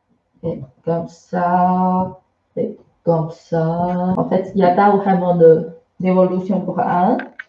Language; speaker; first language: French; non-native, fluent; Chinese